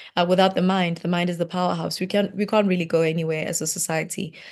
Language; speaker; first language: English; non-native, local second language; Venda